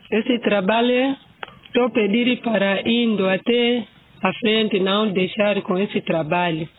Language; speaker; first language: Portuguese; non-native, learner; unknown